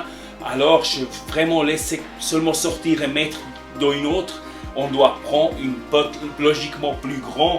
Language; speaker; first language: French; non-native, learner; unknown